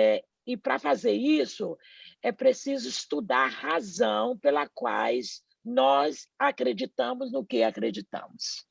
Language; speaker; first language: Portuguese; native; Portuguese